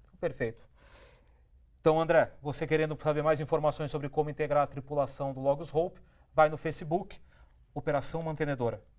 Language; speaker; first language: Portuguese; native; Portuguese